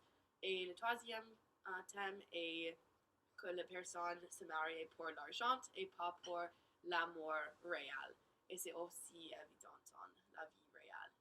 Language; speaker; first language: French; non-native, learner; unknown